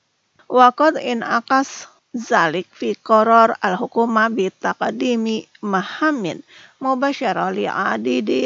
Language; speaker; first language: Arabic; non-native, fluent; Indonesian